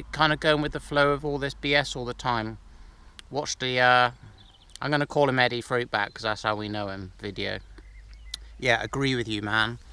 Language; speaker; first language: English; native; English